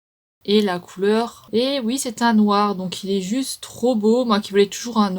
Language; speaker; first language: French; native; French